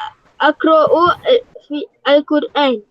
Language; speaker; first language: Arabic; non-native, learner; Malay